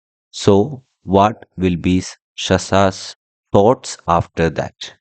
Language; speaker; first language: English; non-native, local second language; Malayalam